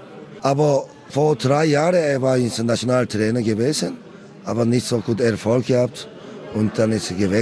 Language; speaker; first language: German; non-native, learner; Korean